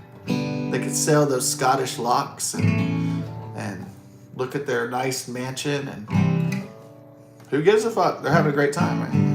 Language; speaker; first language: English; native; English